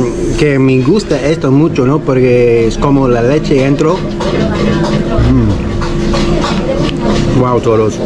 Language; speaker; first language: Spanish; non-native, learner; English